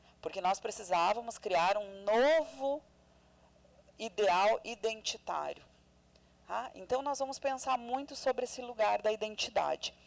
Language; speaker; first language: Portuguese; non-native, local second language; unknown